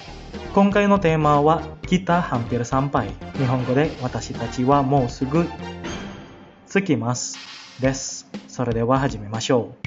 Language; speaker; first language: Japanese; non-native, fluent; Indonesian